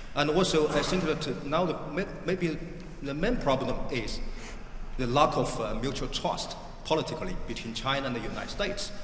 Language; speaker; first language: English; non-native, fluent; Chinese